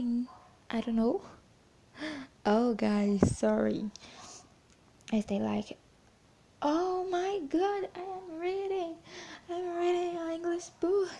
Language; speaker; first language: English; non-native, fluent; Portuguese